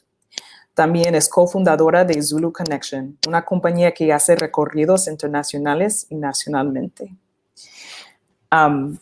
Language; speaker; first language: Spanish; non-native, fluent; English